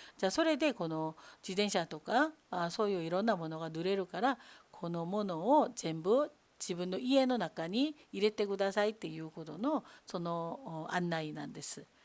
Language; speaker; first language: Japanese; non-native, fluent; Korean